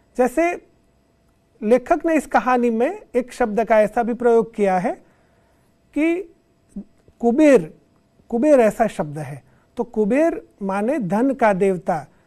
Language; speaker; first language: Hindi; non-native, local second language; Gujarati